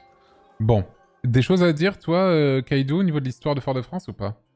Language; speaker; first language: French; native; French